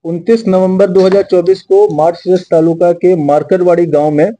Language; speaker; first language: Hindi; non-native, local second language; Marathi